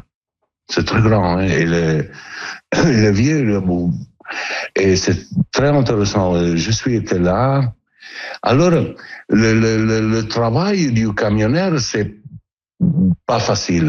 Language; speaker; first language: French; non-native, learner; Italian